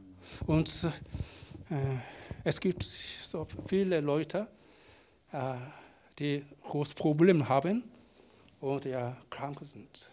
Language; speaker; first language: German; non-native, learner; Korean